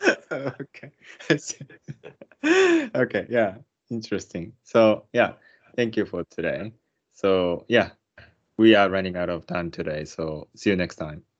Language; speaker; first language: English; non-native, fluent; Japanese